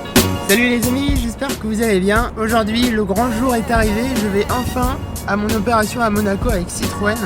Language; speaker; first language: French; native; French